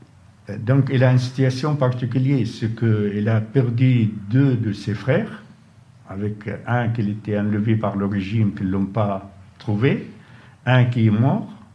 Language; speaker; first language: French; non-native, fluent; Arabic